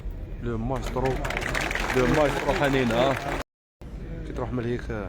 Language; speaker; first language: Arabic; native; Arabic